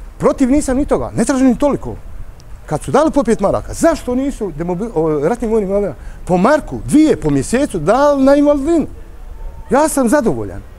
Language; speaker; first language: Serbian; native; Serbian